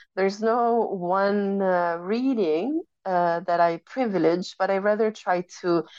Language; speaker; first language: English; non-native, fluent; Italian